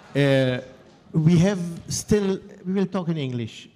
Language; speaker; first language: English; non-native, fluent; Hebrew